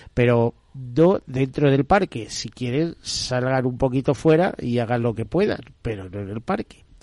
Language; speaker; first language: Spanish; native; Spanish